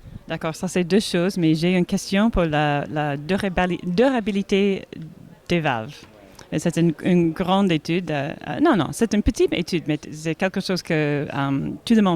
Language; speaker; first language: French; non-native, learner; English